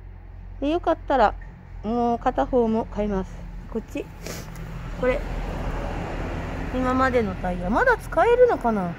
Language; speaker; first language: Japanese; native; Japanese